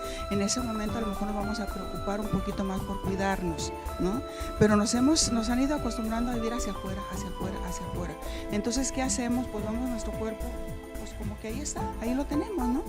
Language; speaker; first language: Spanish; native; Spanish